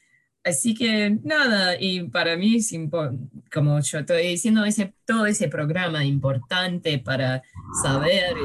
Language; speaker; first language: Spanish; early bilingual, heritage; English